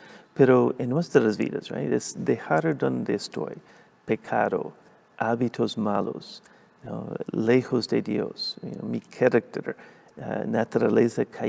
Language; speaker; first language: Spanish; non-native, fluent; English